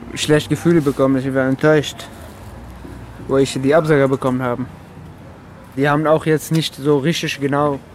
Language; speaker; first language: German; non-native, fluent; Persian